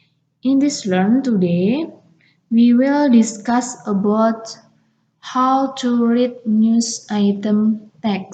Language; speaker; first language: English; non-native, learner; Indonesian